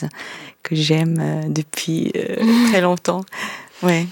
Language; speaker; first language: French; non-native, fluent; Korean